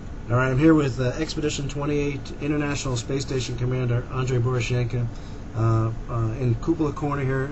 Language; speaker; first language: English; native; English